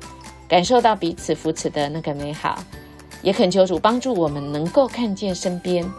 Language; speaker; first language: Chinese; native; Chinese